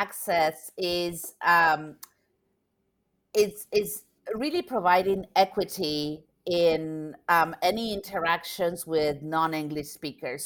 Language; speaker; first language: English; non-native, fluent; Spanish